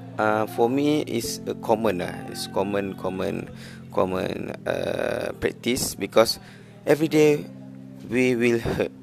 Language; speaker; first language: English; non-native, learner; Malay